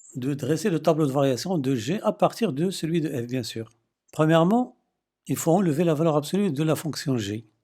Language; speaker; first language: French; non-native, local second language; Arabic